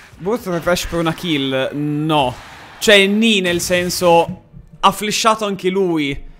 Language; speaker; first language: Italian; native; Italian